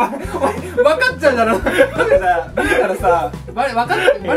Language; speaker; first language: Japanese; native; Japanese